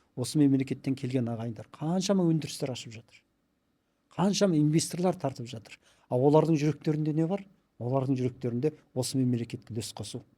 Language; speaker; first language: Kazakh; early bilingual, heritage; Kazakh